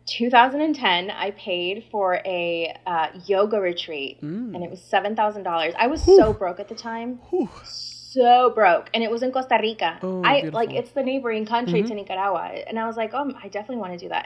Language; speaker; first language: English; non-native, fluent; Spanish